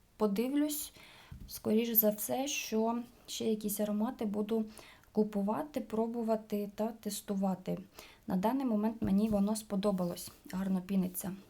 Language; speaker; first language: Ukrainian; non-native, local second language; Russian